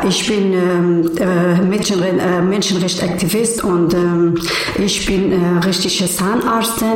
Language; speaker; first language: German; non-native, learner; Persian